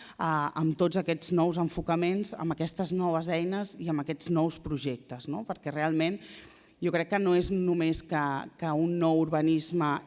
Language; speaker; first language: Catalan; native; Catalan